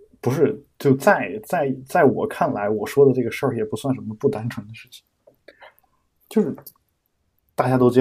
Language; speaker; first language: Chinese; native; Chinese